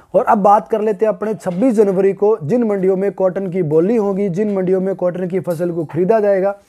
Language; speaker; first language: Hindi; native; Hindi